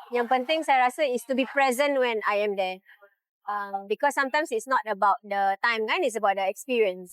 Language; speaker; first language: English; non-native, local second language; Malay